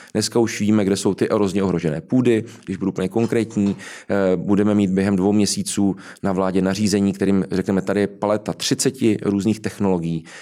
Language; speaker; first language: Czech; native; Czech